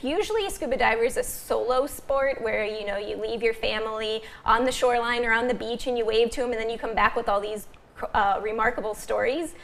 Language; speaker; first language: English; native; English